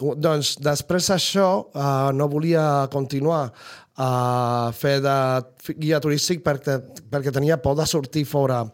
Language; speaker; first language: Catalan; non-native, fluent; Spanish